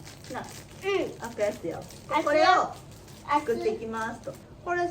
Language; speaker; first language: Japanese; native; Japanese